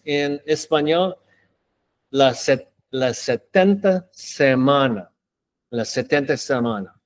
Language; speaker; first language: Spanish; non-native, learner; English